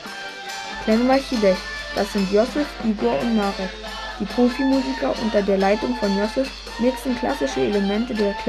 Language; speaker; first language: German; native; German